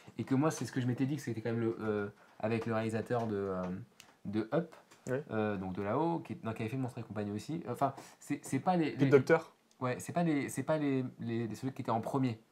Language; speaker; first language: French; native; French